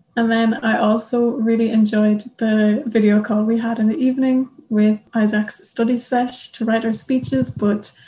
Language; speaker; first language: English; native; English